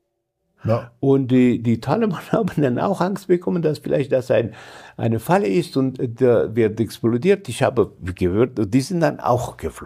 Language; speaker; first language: German; non-native, fluent; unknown